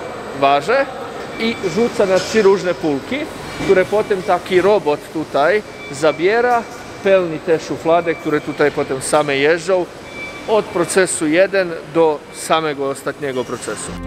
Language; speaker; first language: Polish; non-native, fluent; Croatian